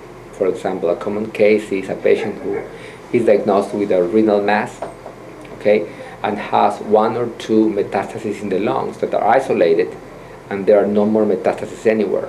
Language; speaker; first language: English; non-native, fluent; Spanish